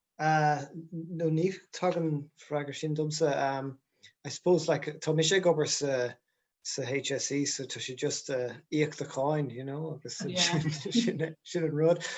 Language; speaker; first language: Irish; non-native, local second language; English